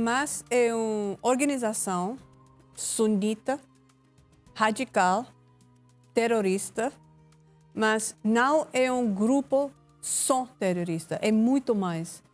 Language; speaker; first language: Portuguese; non-native, learner; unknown